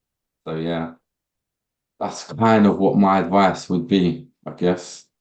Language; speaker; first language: English; native; English